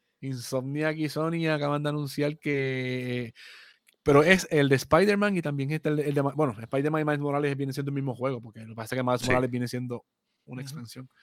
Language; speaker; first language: Spanish; native; Spanish